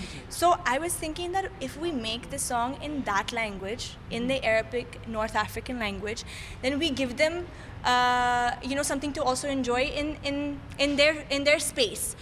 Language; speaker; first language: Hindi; non-native, fluent; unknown